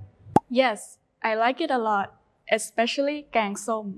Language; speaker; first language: English; non-native, learner; Thai